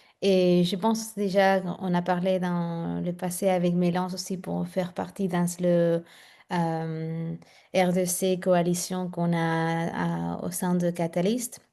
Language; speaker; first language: French; non-native, fluent; Spanish